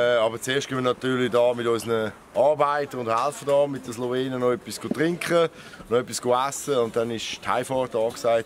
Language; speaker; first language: German; native; German